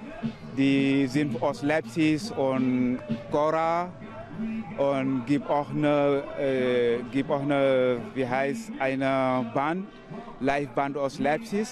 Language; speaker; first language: German; non-native, learner; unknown